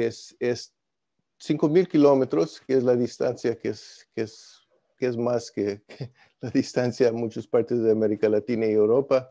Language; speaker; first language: Spanish; non-native, fluent; English